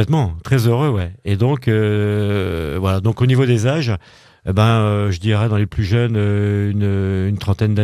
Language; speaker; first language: French; native; French